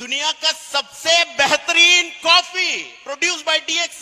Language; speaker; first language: Hindi; non-native, fluent; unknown